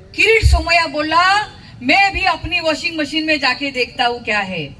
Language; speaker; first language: Hindi; non-native, local second language; Marathi